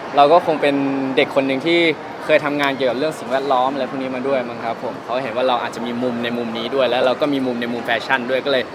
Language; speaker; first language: Thai; native; Thai